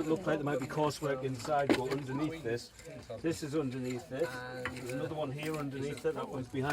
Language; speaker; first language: English; native; English